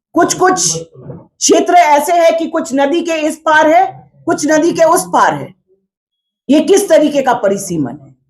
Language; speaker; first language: Hindi; non-native, local second language; Khasi